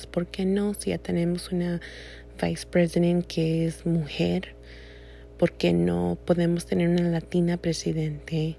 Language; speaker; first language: Spanish; early bilingual, heritage; Spanish